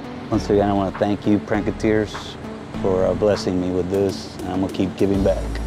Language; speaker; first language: English; early bilingual, other home language; Spanish